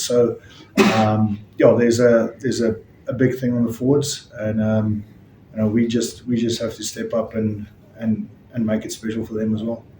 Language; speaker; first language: English; non-native, local second language; Afrikaans